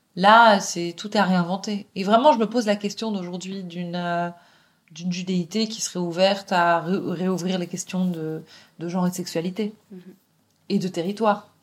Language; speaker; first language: French; native; French